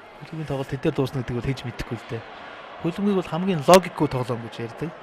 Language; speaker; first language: Mongolian; native; Mongolian